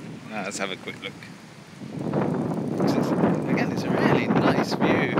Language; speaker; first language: English; native; English